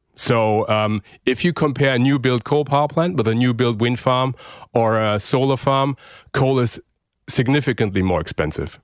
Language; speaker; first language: English; non-native, fluent; German